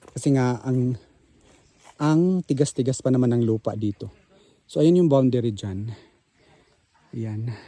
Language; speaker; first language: Filipino; native; Filipino